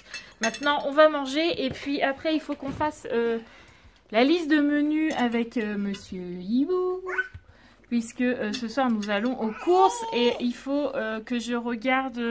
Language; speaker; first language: French; native; French